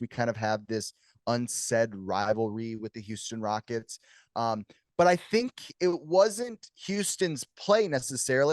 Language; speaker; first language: English; native; English